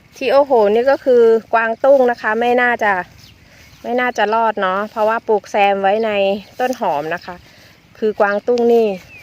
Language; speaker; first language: Thai; non-native, local second language; Northeastern Thai